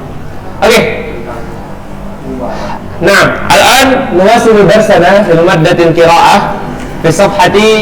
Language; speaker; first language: Arabic; non-native, fluent; Indonesian